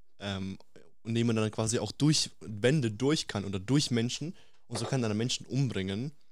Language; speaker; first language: German; early bilingual, other home language; Russian